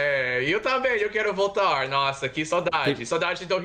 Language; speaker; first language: Portuguese; non-native, fluent; English